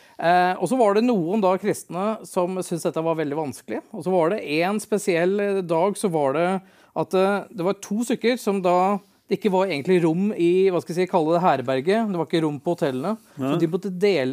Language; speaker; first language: Norwegian; native; Norwegian